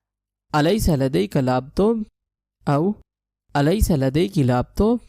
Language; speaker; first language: Arabic; non-native, fluent; Urdu